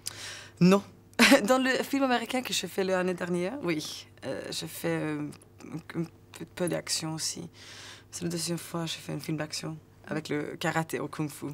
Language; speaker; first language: French; non-native, learner; Swedish